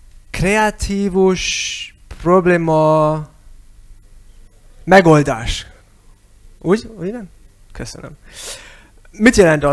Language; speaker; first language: Hungarian; early bilingual, heritage; Hungarian